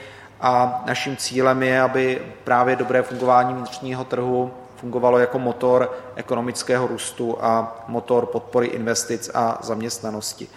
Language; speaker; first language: Czech; native; Czech